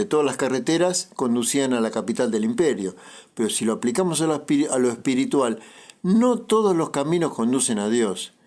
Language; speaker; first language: Spanish; native; Spanish